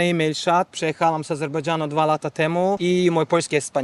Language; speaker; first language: Polish; non-native, fluent; Azerbaijani